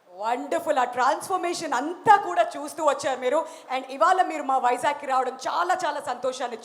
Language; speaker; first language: Telugu; native; Telugu